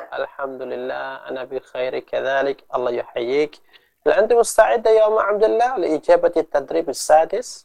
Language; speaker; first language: Arabic; non-native, fluent; Indonesian